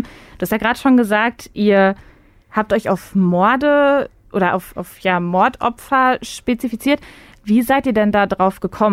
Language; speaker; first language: German; native; German